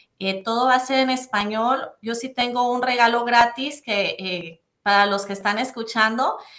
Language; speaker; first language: Spanish; native; Spanish